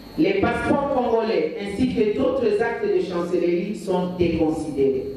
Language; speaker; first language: French; non-native, local second language; Lingala